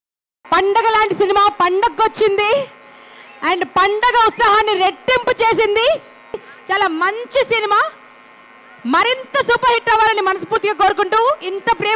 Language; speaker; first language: Telugu; native; Telugu